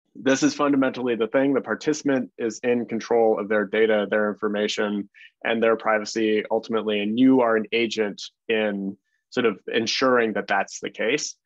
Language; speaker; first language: English; native; English